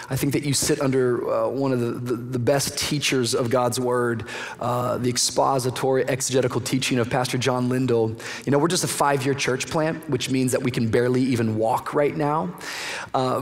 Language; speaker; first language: English; native; English